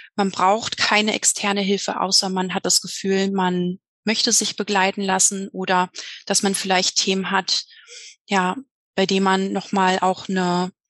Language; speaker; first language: German; native; German